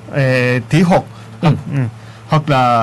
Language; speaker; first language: Vietnamese; non-native, fluent; Japanese